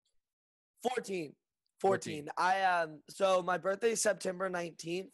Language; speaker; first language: English; native; English